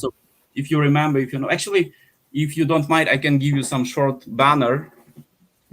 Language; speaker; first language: English; non-native, fluent; Ukrainian